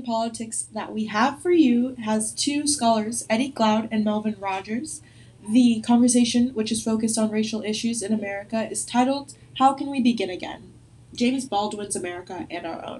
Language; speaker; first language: English; native; English